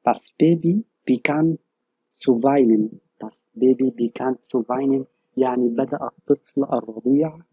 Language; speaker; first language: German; non-native, fluent; Arabic